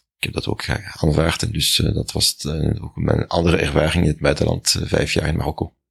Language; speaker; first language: Dutch; non-native, local second language; French